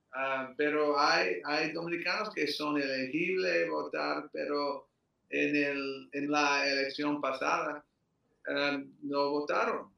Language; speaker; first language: Spanish; early bilingual, heritage; English